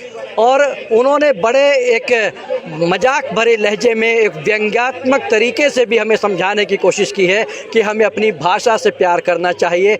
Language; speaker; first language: Hindi; native; Hindi